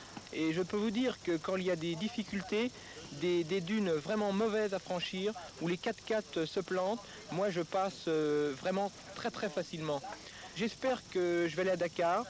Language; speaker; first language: French; native; French